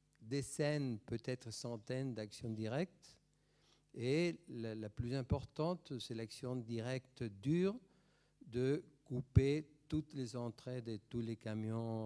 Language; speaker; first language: French; non-native, fluent; Spanish